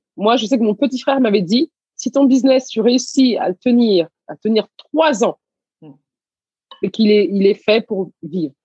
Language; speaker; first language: French; early bilingual, other home language; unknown